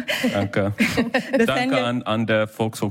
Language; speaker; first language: German; non-native, fluent; English